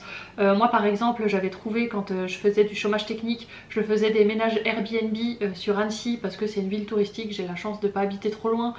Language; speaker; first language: French; native; French